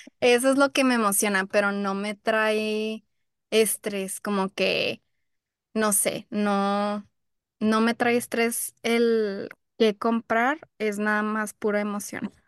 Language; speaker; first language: Spanish; early bilingual, heritage; Spanish